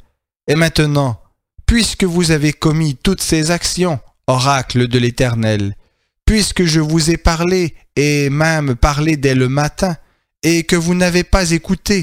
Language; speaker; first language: French; native; French